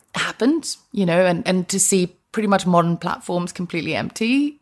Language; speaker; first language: English; non-native, fluent; Icelandic